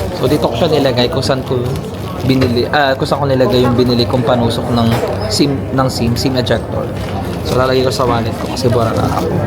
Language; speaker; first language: Filipino; native; Filipino